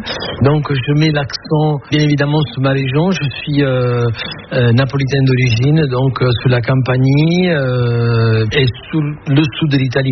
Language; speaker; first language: French; non-native, fluent; Italian